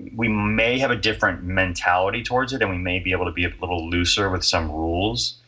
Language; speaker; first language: English; native; English